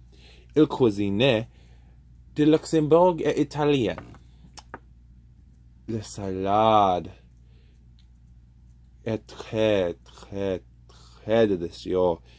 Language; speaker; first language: French; non-native, learner; English